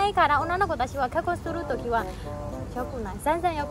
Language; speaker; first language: Japanese; non-native, learner; Burmese